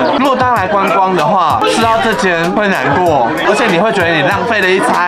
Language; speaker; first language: Chinese; native; Chinese